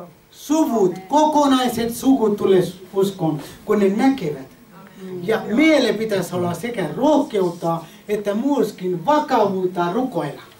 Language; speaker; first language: Finnish; non-native, fluent; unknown